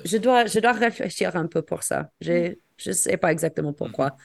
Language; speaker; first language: French; non-native, fluent; English